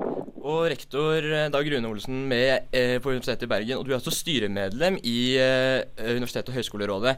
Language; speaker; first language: Norwegian; native; Norwegian